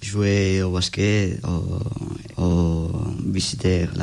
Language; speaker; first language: French; non-native, learner; Spanish